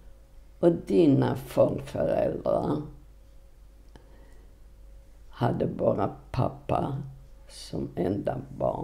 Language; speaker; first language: Swedish; non-native, fluent; Polish